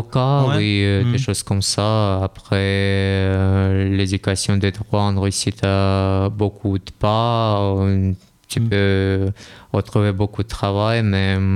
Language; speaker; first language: French; non-native, fluent; Russian